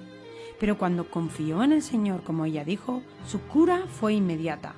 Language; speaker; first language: Spanish; native; Spanish